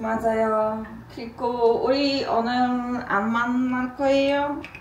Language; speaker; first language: Korean; non-native, learner; Polish